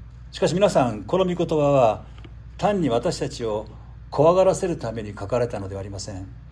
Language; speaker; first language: Japanese; native; Japanese